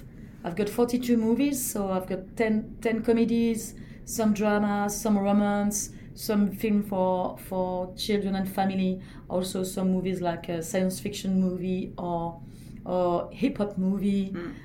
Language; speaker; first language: English; non-native, fluent; French